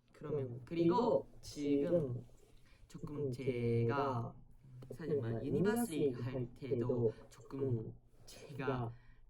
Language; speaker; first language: Korean; non-native, learner; Japanese